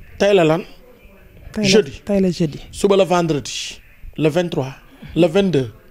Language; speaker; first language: Wolof; native; Wolof